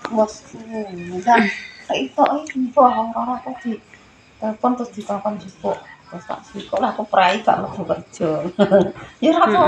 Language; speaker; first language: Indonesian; non-native, local second language; Javanese